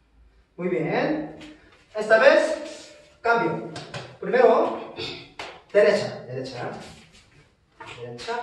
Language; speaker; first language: Spanish; non-native, learner; Korean